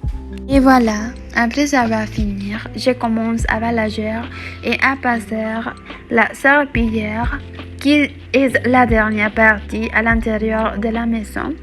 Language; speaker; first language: French; non-native, learner; Spanish